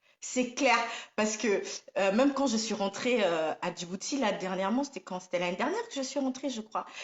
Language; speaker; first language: French; non-native, local second language; Somali